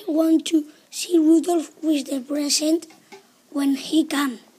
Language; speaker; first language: English; non-native, learner; Spanish